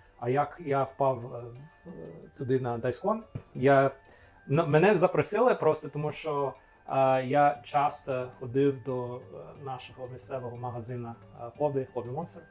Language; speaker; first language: Ukrainian; non-native, fluent; English